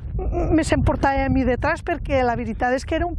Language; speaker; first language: Catalan; native; Catalan